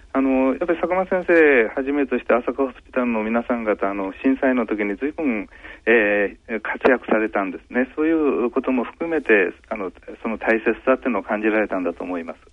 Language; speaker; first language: Japanese; native; Japanese